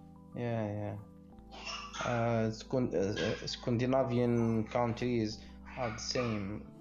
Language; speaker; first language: English; non-native, learner; Arabic